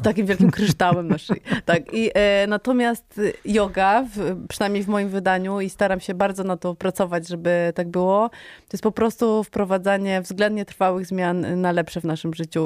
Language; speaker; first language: Polish; native; Polish